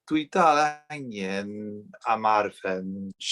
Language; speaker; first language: Welsh; non-native, learner; English